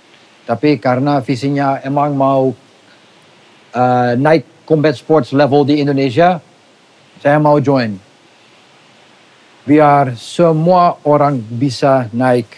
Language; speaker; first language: Indonesian; non-native, fluent; English